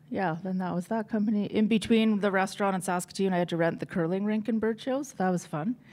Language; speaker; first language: English; native; English